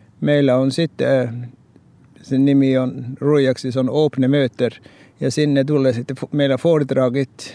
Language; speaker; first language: Finnish; non-native, fluent; Norwegian